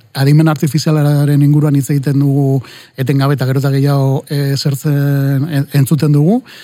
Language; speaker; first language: Basque; non-native, local second language; Spanish